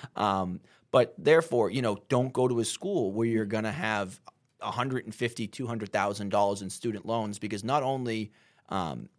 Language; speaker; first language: English; native; English